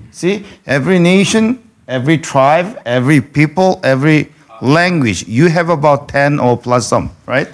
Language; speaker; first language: English; non-native, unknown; Korean